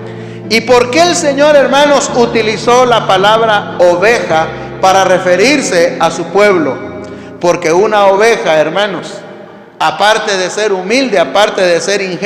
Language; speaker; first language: Spanish; native; Spanish